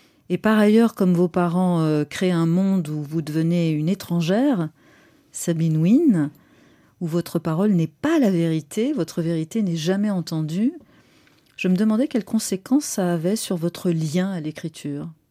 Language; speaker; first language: French; native; French